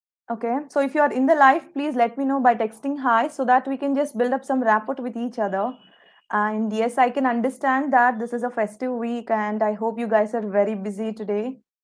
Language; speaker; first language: English; non-native, local second language; Telugu